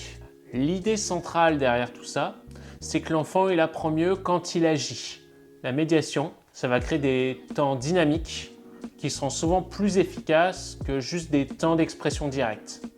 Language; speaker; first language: French; native; French